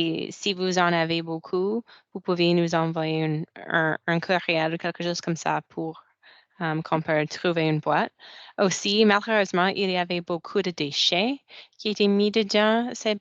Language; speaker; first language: French; non-native, local second language; English